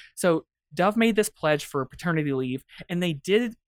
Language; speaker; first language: English; native; English